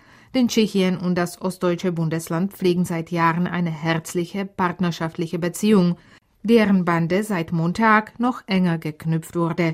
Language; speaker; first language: German; non-native, fluent; Czech